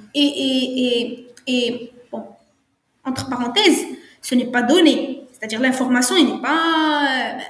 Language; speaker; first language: French; non-native, local second language; Arabic